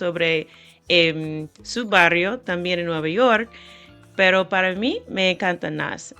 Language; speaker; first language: Spanish; non-native, fluent; English